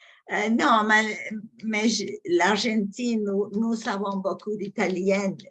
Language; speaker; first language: French; non-native, learner; English